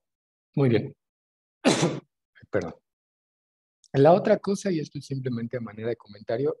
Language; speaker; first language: Spanish; native; Spanish